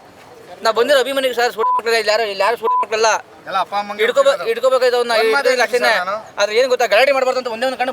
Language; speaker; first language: Kannada; native; Kannada